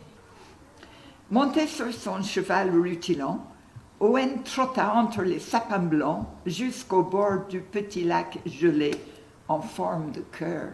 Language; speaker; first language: French; non-native, fluent; English